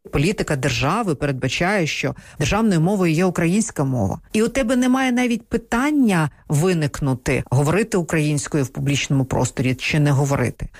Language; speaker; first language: Ukrainian; non-native, local second language; Russian